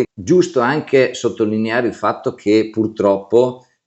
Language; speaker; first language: Italian; native; Italian